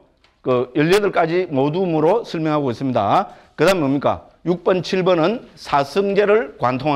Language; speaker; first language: Korean; native; Korean